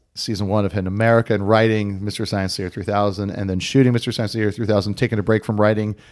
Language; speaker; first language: English; native; English